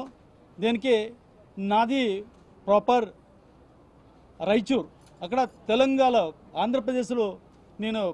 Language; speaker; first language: Telugu; non-native, learner; Kannada